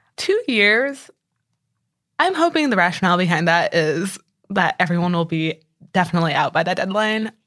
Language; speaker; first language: English; native; English